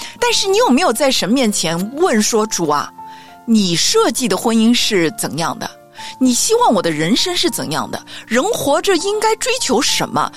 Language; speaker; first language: Chinese; native; Chinese